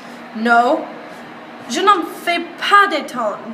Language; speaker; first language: French; non-native, learner; English